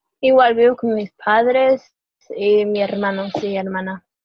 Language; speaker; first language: Spanish; early bilingual, other home language; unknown